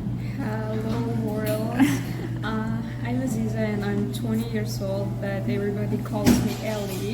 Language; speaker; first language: English; non-native, learner; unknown